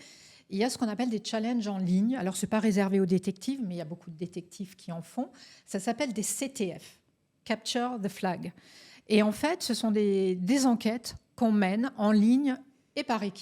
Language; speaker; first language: French; native; French